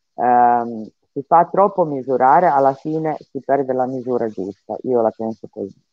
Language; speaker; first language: Italian; non-native, fluent; Serbian